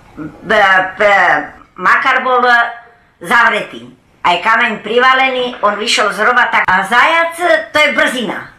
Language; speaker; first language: Slovak; early bilingual, heritage; Slovak